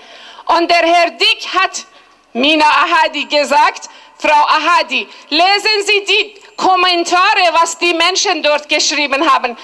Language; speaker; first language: German; non-native, fluent; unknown